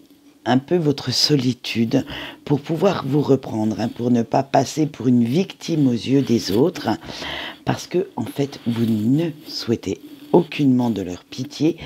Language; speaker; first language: French; native; French